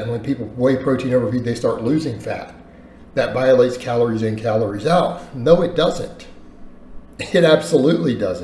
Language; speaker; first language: English; native; English